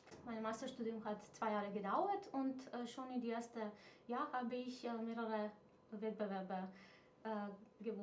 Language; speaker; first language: German; non-native, fluent; Macedonian